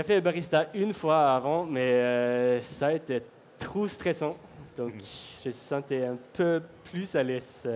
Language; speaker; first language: French; non-native, fluent; Norwegian